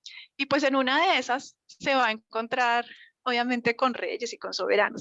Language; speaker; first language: Spanish; native; Spanish